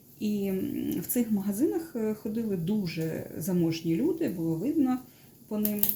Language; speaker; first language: Ukrainian; non-native, local second language; Russian